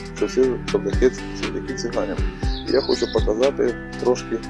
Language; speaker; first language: Ukrainian; non-native, local second language; Russian